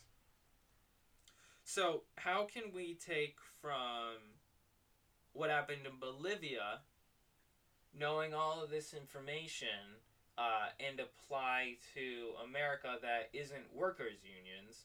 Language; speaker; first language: English; native; English